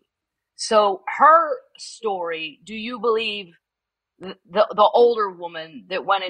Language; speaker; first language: English; native; English